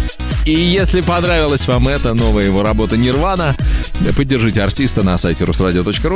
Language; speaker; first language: Russian; native; Russian